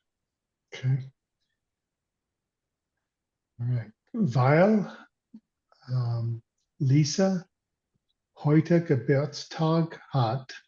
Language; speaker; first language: German; non-native, learner; English